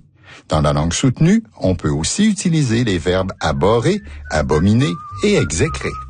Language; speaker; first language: French; native; French